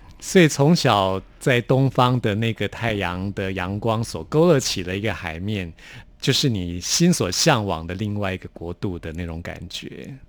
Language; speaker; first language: Chinese; native; Chinese